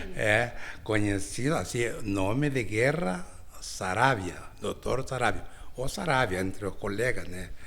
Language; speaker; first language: Portuguese; non-native, fluent; Spanish